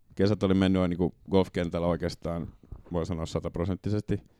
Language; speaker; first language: Finnish; native; Finnish